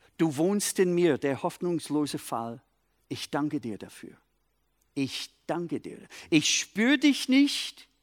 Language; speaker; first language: German; non-native, fluent; English